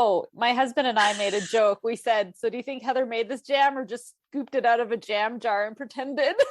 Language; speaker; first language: English; native; English